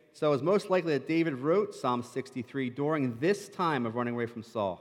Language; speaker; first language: English; native; English